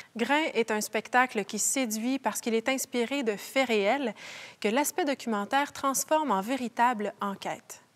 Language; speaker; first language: French; native; French